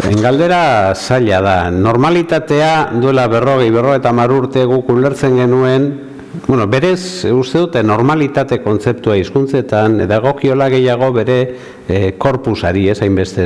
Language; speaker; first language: Basque; native; Basque